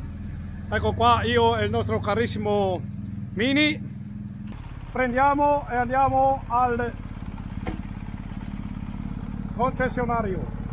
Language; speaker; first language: Italian; non-native, fluent; Spanish